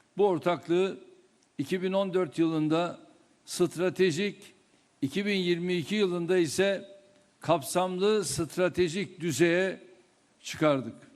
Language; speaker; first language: Turkish; native; Turkish